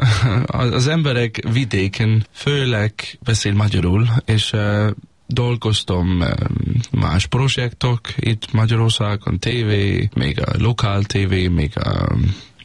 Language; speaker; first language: Hungarian; non-native, learner; Danish